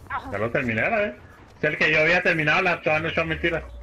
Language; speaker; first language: Spanish; early bilingual, heritage; Spanish